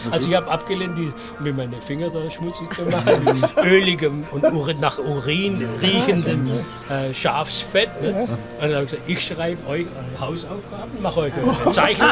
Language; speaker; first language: German; native; German